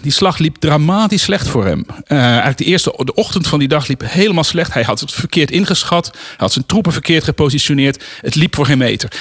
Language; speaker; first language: Dutch; native; Dutch